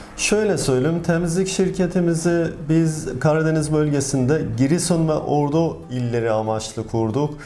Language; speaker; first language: Turkish; non-native, fluent; Persian